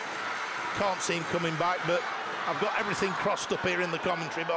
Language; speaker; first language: English; native; English